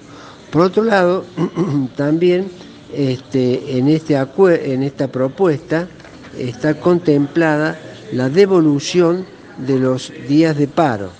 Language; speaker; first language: Spanish; native; Spanish